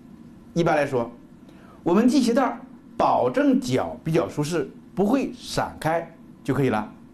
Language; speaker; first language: Chinese; native; Chinese